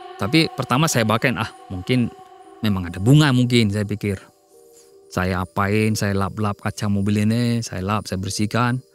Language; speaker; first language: Indonesian; non-native, local second language; Batak Toba